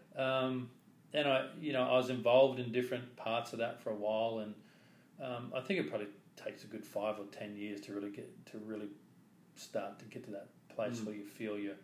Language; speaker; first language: English; native; English